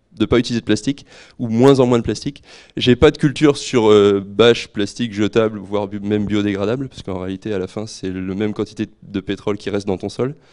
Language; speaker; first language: French; native; French